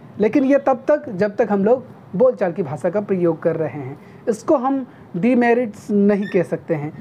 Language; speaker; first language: Hindi; non-native, local second language; Nepali